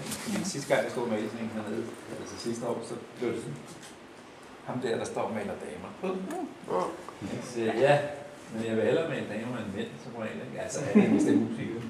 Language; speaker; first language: Danish; native; Danish